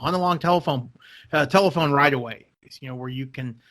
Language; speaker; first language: English; native; English